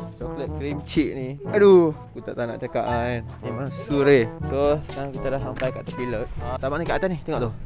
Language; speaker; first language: Malay; native; Malay